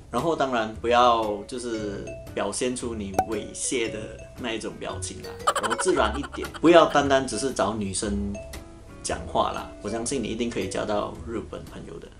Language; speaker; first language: Chinese; native; Chinese